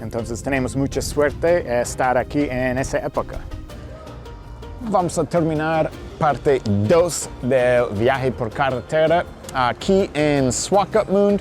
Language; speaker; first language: Spanish; non-native, fluent; English